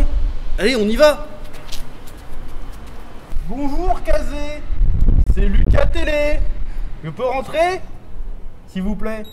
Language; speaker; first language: French; native; French